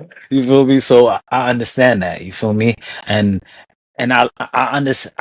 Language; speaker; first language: English; native; English